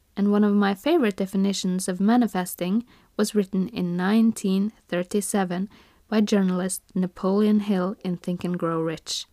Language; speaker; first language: English; non-native, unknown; Norwegian